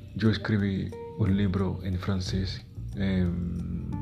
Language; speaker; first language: Spanish; non-native, fluent; Haitian Creole